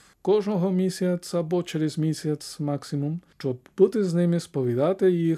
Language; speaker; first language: Ukrainian; non-native, fluent; Spanish